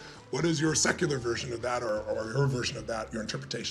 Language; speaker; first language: English; native; English